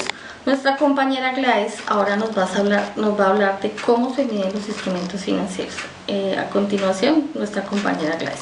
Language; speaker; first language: Spanish; native; Spanish